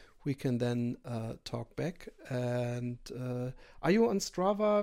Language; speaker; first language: English; non-native, fluent; German